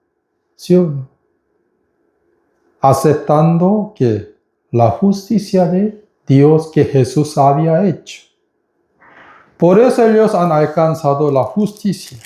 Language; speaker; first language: Spanish; non-native, fluent; Korean